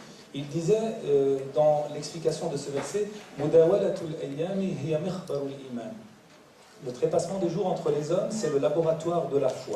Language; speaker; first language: French; native; French